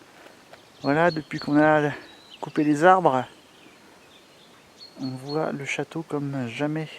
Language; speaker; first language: French; native; French